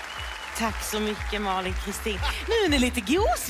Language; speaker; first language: Swedish; native; Swedish